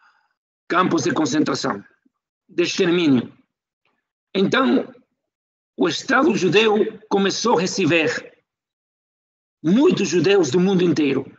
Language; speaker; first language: Portuguese; non-native, fluent; Spanish